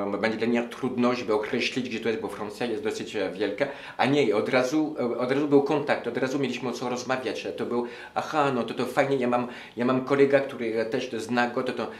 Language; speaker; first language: Polish; non-native, learner; French